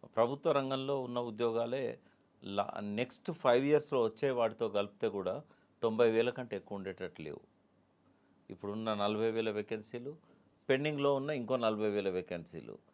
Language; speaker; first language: Telugu; native; Telugu